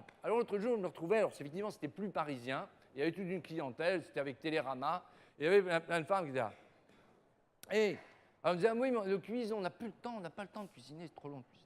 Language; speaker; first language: French; native; French